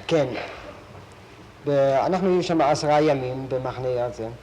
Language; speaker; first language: Hebrew; non-native, fluent; German